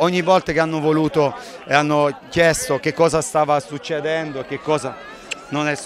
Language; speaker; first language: Italian; native; Italian